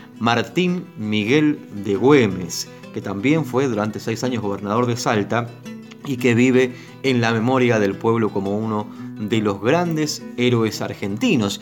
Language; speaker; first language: Spanish; native; Spanish